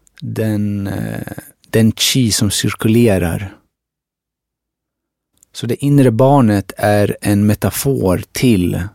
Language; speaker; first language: Swedish; early bilingual, other home language; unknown